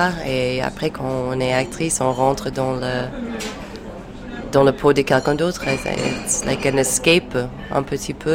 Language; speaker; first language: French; non-native, fluent; English